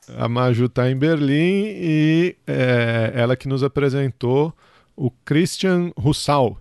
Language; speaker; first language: Portuguese; native; Portuguese